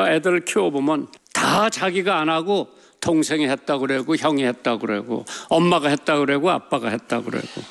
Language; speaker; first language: Korean; native; Korean